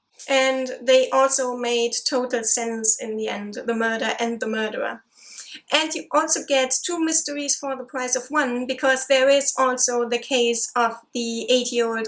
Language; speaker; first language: English; non-native, fluent; German